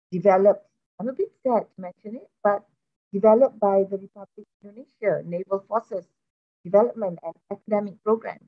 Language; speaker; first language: English; early bilingual, other home language; Malay